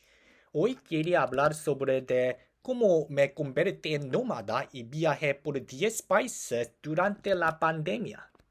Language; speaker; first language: Spanish; non-native, learner; Korean